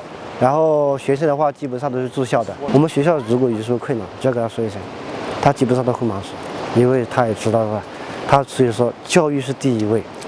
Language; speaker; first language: Chinese; native; Chinese